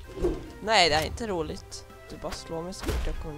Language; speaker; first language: Swedish; native; Swedish